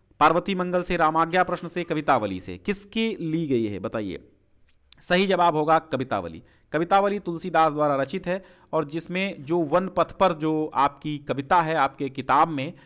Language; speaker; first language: Hindi; native; Hindi